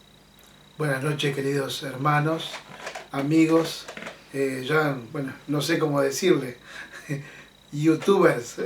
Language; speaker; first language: Spanish; native; Spanish